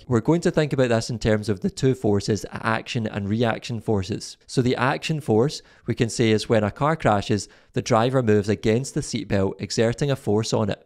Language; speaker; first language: English; native; English